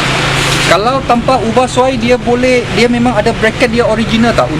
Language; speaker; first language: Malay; non-native, local second language; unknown